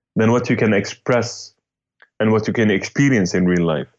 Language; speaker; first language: English; non-native, fluent; Arabic